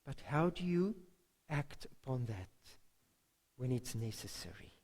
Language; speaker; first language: English; non-native, local second language; Afrikaans